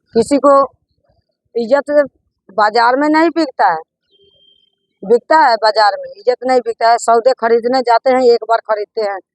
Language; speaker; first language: Hindi; native; Hindi